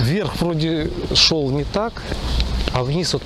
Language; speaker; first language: Russian; native; Russian